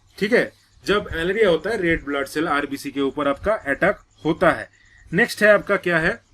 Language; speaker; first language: Hindi; non-native, local second language; Bangla